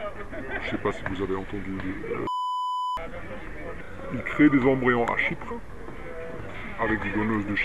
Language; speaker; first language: French; non-native, fluent; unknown